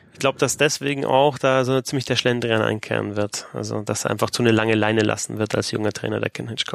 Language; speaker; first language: German; native; German